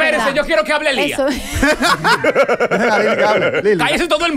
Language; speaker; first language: Spanish; native; Spanish